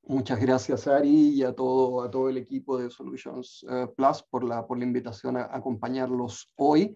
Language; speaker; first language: Spanish; native; Spanish